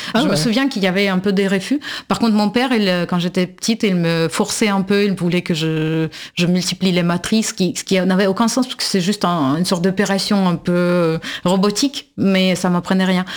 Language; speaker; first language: French; non-native, fluent; Russian